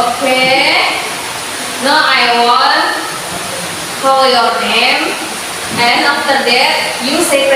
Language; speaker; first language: English; non-native, learner; Indonesian